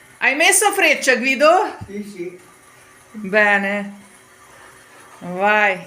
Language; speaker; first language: Italian; non-native, learner; Ukrainian